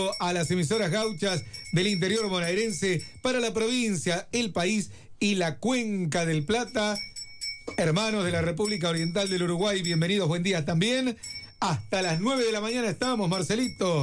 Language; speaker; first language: Spanish; native; Spanish